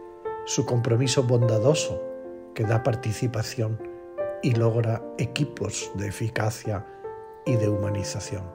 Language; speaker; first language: Spanish; native; Spanish